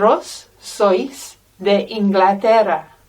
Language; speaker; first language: Spanish; non-native, fluent; English